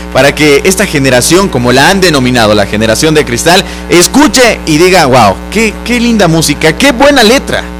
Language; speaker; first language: Spanish; native; Spanish